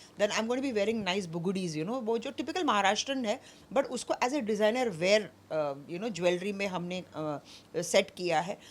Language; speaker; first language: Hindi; non-native, local second language; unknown